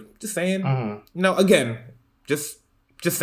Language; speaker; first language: English; native; English